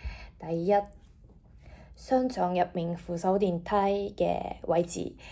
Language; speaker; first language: Cantonese; non-native, fluent; Japanese